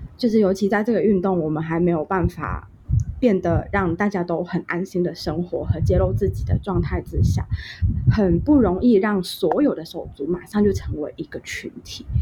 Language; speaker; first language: Chinese; non-native, local second language; Cantonese